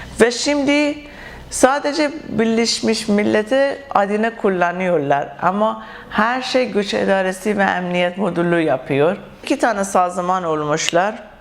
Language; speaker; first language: Turkish; non-native, learner; Persian